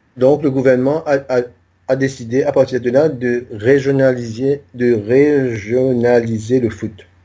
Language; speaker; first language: French; non-native, local second language; Morisyen